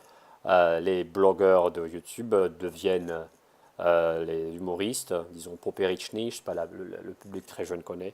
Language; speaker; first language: French; non-native, fluent; Russian